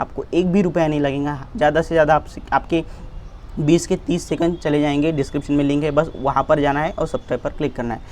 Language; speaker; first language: Hindi; non-native, local second language; Marathi